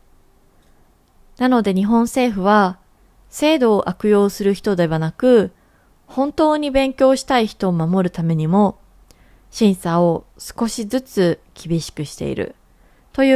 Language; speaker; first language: Japanese; native; Japanese